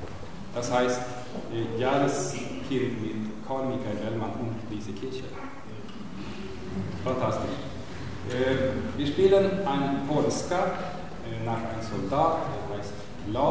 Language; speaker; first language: German; non-native, learner; Swedish